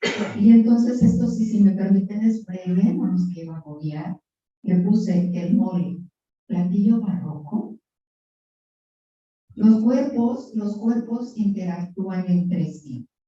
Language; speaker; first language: Spanish; native; Spanish